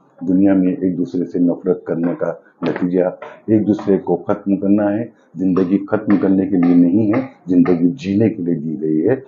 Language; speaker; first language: Hindi; native; Hindi